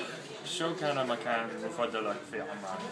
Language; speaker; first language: Arabic; non-native, learner; English